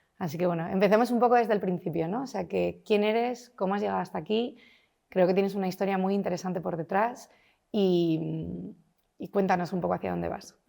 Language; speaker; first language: Spanish; native; Spanish